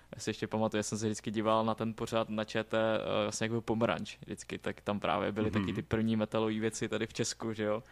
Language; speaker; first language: Czech; native; Czech